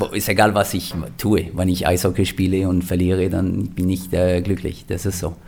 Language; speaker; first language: German; non-native, fluent; French